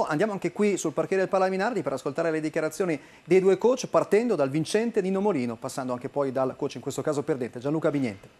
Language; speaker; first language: Italian; native; Italian